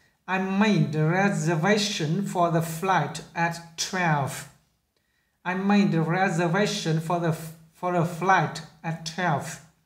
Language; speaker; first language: English; non-native, fluent; Vietnamese